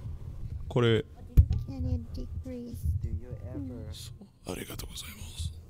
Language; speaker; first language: Japanese; non-native, learner; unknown